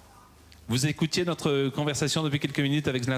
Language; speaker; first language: French; native; French